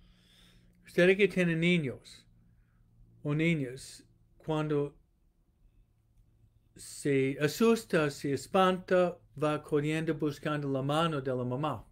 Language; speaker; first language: Spanish; non-native, fluent; English